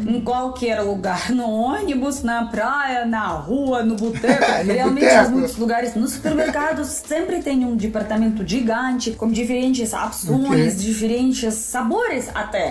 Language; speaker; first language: Portuguese; non-native, fluent; Russian